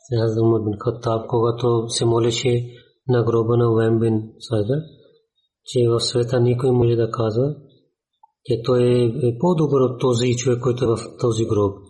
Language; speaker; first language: Bulgarian; non-native, learner; Urdu